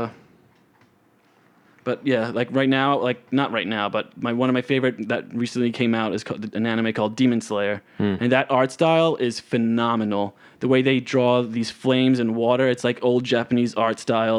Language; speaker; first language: English; non-native, fluent; Italian